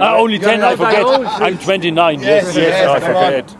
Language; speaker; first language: English; non-native, learner; German